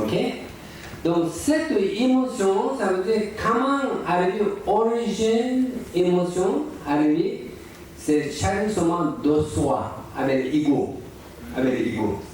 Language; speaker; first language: French; non-native, learner; Tibetan